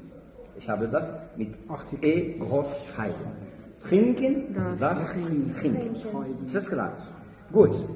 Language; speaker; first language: German; non-native, learner; French